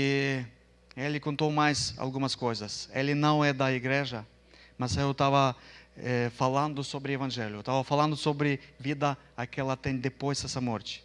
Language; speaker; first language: Portuguese; non-native, fluent; Ukrainian